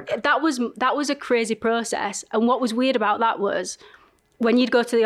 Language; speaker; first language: English; native; English